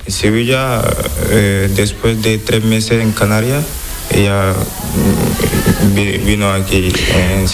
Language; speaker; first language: Spanish; non-native, learner; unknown